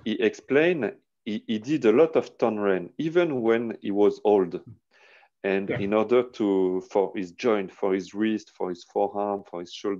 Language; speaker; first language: English; non-native, learner; French